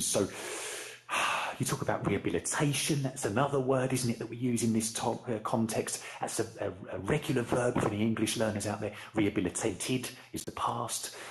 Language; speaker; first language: English; native; English